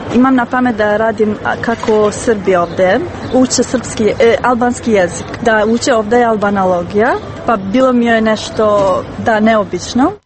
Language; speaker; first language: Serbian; non-native, learner; Albanian